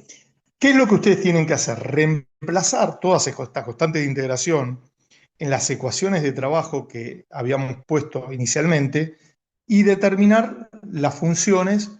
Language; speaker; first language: Spanish; native; Spanish